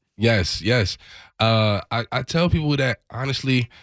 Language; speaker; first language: English; native; English